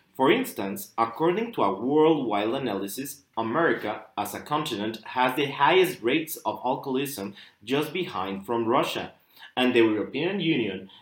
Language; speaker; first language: English; non-native, fluent; Spanish